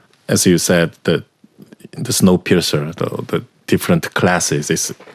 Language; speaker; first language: English; non-native, learner; Korean